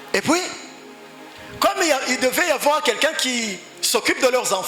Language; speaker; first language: French; non-native, local second language; Rundi